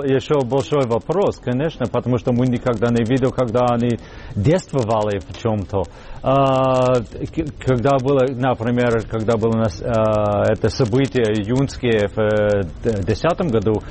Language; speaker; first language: Russian; non-native, fluent; English